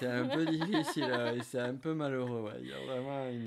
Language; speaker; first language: French; native; French